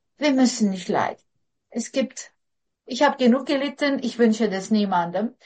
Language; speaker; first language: German; non-native, fluent; Turkish